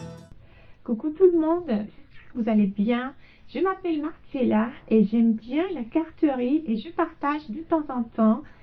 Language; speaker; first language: French; non-native, fluent; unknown